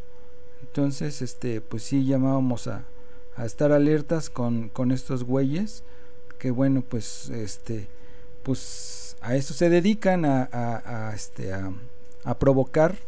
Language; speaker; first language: Spanish; native; Spanish